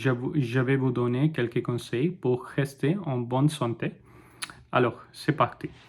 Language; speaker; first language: French; non-native, learner; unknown